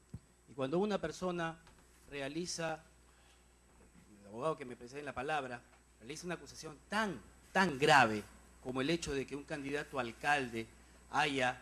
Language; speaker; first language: Spanish; native; Spanish